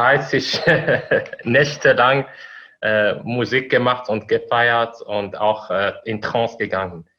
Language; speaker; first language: German; non-native, fluent; Arabic